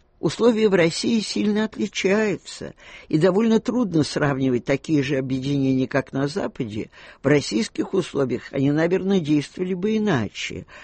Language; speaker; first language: Russian; native; Russian